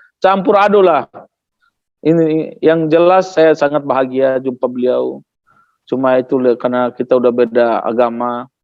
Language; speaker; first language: Indonesian; non-native, local second language; Tetum